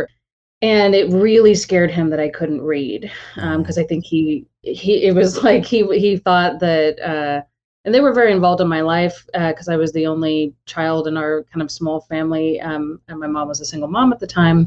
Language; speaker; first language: English; native; English